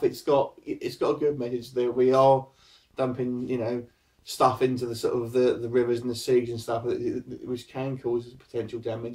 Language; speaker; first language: English; native; English